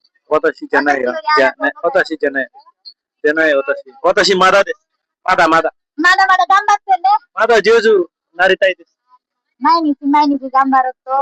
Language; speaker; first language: Japanese; non-native, learner; Nepali